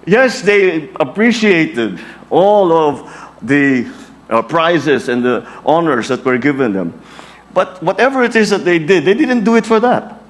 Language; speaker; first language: English; non-native, local second language; Filipino